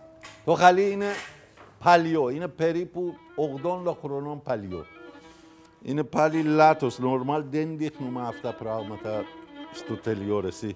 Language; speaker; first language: Greek; non-native, fluent; Persian